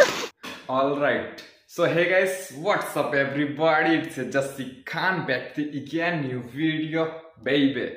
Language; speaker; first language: Hindi; non-native, local second language; Bangla